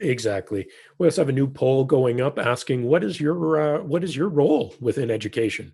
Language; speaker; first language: English; native; English